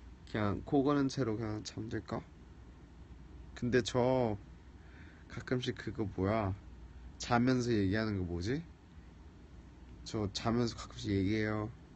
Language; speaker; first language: Korean; early bilingual, heritage; Korean